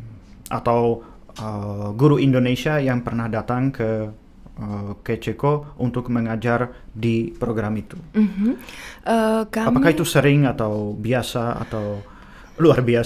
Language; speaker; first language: Indonesian; non-native, fluent; Czech